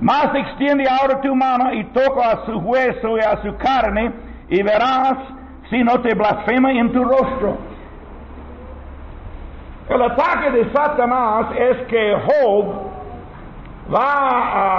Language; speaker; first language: Spanish; non-native, learner; English